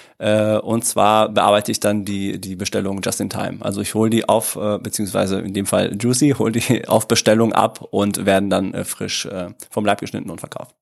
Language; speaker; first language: German; early bilingual, other home language; Italian